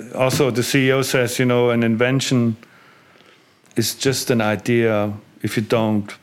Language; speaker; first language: English; non-native, fluent; German